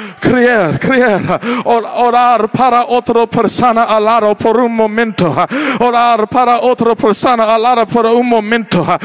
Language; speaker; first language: Spanish; non-native, learner; English